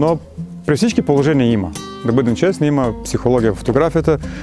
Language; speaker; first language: Bulgarian; non-native, fluent; Russian